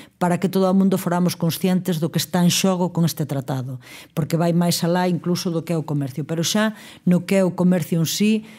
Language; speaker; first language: Galician; native; Galician